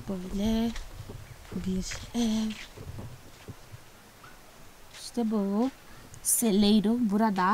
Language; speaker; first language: Turkish; non-native, fluent; Portuguese